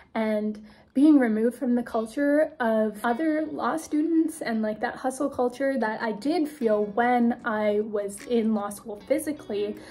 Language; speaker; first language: English; native; English